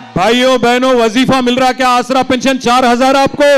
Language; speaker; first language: Hindi; non-native, local second language; Telugu